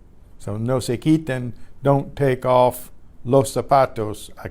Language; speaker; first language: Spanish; non-native, fluent; English